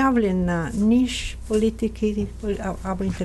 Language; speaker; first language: Ukrainian; non-native, fluent; Italian